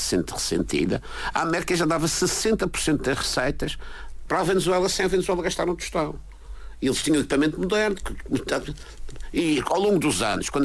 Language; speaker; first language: Portuguese; native; Portuguese